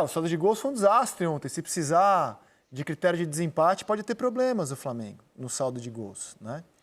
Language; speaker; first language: Portuguese; native; Portuguese